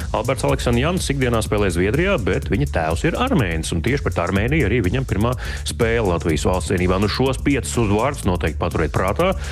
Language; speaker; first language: Latvian; native; Latvian